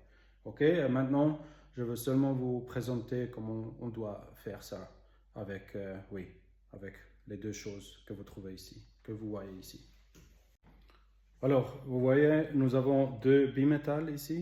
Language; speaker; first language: French; non-native, local second language; German